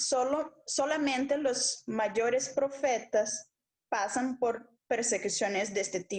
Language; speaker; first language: Spanish; non-native, local second language; Portuguese